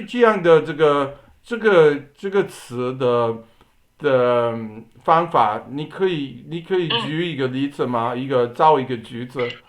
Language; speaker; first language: Chinese; non-native, learner; English